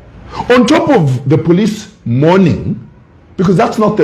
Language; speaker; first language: English; non-native, local second language; Bemba